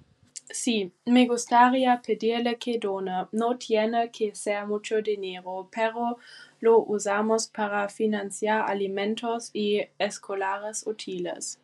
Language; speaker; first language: Spanish; non-native, learner; German